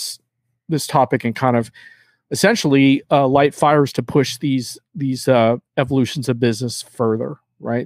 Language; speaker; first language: English; native; English